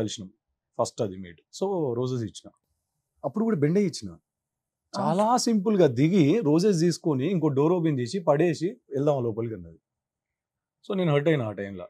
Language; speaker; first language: Telugu; native; Telugu